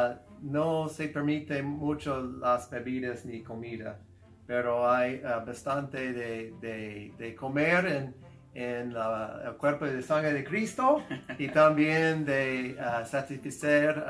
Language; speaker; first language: Spanish; non-native, fluent; English